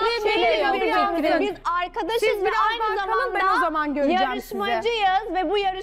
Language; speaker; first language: Turkish; native; Turkish